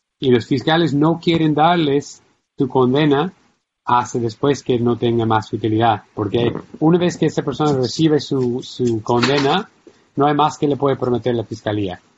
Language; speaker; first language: Spanish; non-native, fluent; English